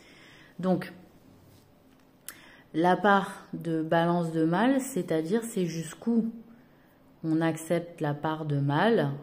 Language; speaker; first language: French; native; French